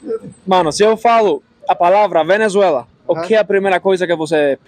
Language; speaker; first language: Portuguese; non-native, fluent; Spanish